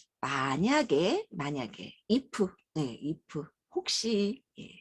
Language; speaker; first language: Korean; native; Korean